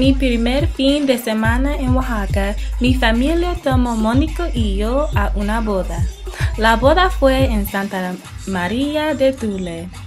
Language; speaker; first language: Spanish; non-native, learner; English